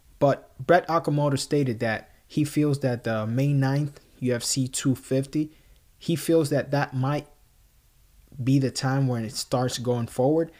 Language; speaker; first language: English; non-native, local second language; Spanish